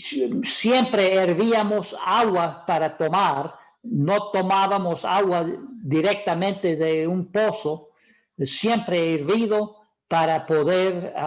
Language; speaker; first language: Spanish; non-native, fluent; English